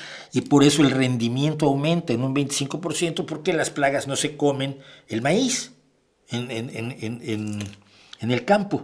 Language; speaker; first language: Spanish; native; Spanish